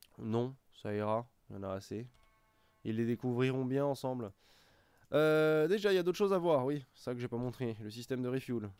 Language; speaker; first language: French; native; French